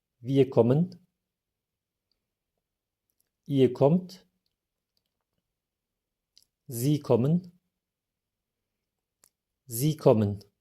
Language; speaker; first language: German; non-native, fluent; Turkish